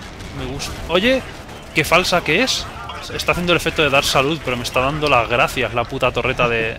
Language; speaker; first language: Spanish; native; Spanish